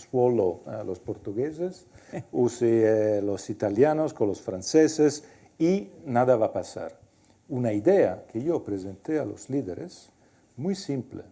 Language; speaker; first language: Spanish; non-native, fluent; Italian